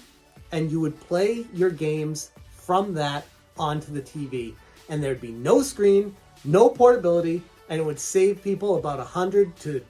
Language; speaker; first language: English; native; English